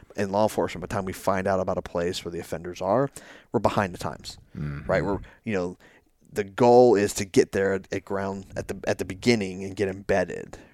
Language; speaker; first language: English; native; English